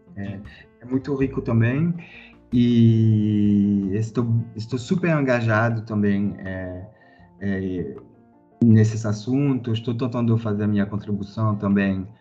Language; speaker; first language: Portuguese; non-native, fluent; French